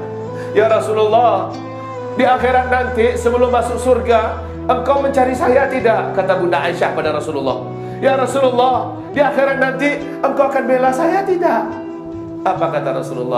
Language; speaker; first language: Indonesian; native; Indonesian